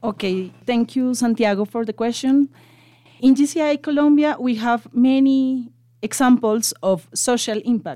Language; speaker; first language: English; non-native, local second language; Spanish